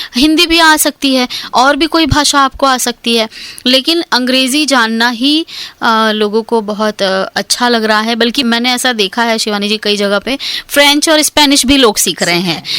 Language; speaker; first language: Hindi; native; Hindi